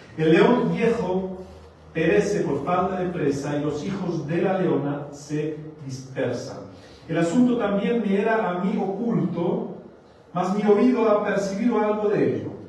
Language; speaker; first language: Spanish; non-native, fluent; German